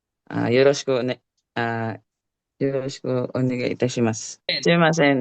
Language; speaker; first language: Japanese; non-native, learner; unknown